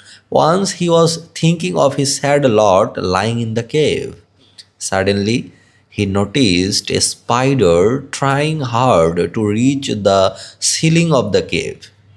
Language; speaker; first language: English; non-native, local second language; Bangla